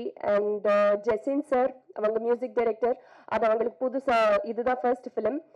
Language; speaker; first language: Tamil; non-native, fluent; Telugu